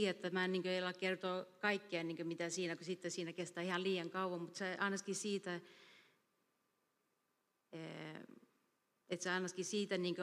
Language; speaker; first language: Finnish; early bilingual, heritage; Finnish